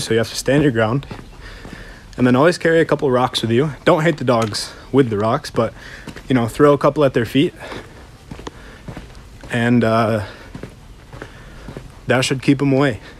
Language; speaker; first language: English; native; English